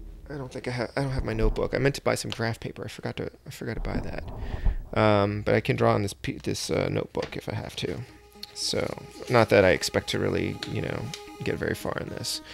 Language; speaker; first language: English; native; English